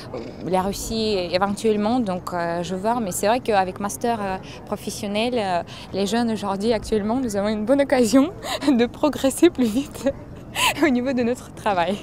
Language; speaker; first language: French; non-native, fluent; Russian